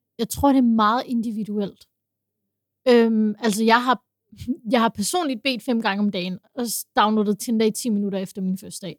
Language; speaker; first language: Danish; early bilingual, other home language; Urdu